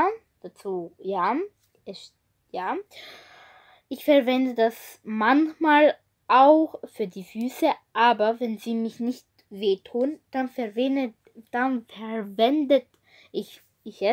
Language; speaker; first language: German; non-native, learner; Bulgarian